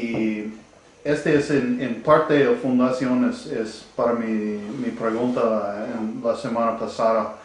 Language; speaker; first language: Spanish; non-native, learner; English